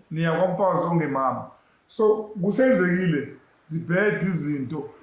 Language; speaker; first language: Zulu; native; Zulu